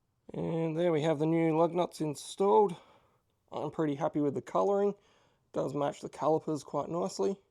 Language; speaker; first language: English; native; English